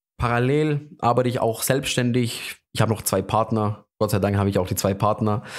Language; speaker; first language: German; non-native, fluent; Greek